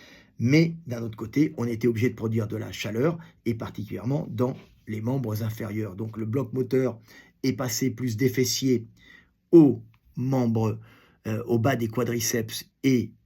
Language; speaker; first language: French; native; French